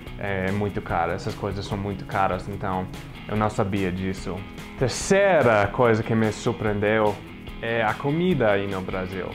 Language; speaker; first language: Portuguese; non-native, fluent; English